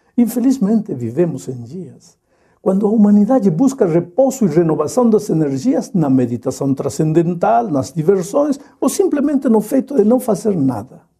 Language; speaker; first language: Portuguese; non-native, fluent; Spanish